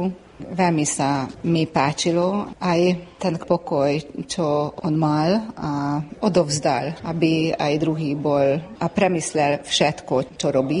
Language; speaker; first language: Slovak; early bilingual, heritage; Slovak